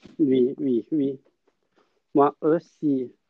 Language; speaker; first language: French; non-native, learner; English